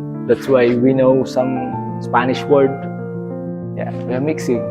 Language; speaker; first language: English; non-native, learner; Filipino